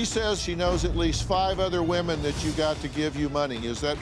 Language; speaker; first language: English; native; English